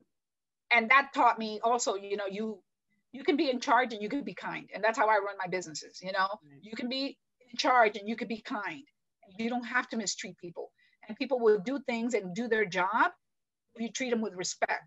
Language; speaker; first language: English; native; English